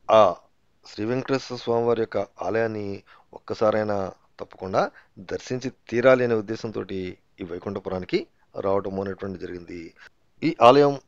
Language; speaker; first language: Telugu; native; Telugu